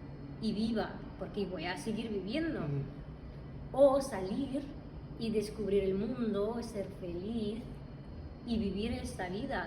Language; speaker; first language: Spanish; non-native, fluent; Russian